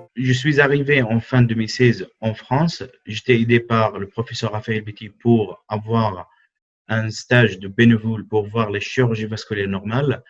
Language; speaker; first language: French; non-native, fluent; Arabic